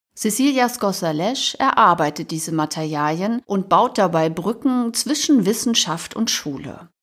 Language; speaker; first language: German; native; German